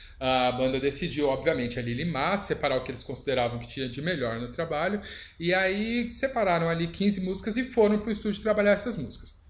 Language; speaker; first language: Portuguese; native; Portuguese